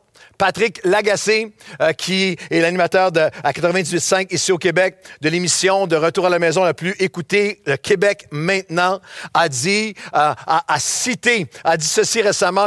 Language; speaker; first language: French; native; French